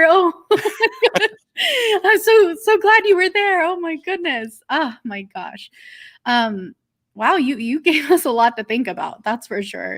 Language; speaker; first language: English; native; English